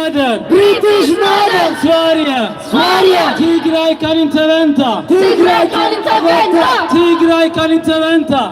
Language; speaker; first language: Swedish; early bilingual, other home language; Tigrinya